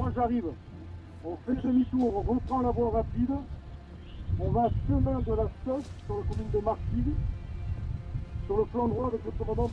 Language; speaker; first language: French; native; French